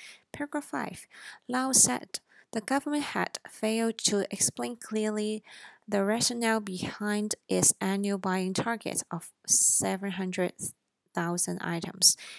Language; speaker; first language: English; non-native, local second language; Cantonese